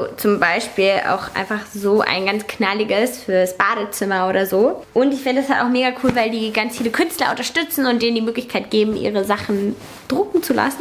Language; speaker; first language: German; native; German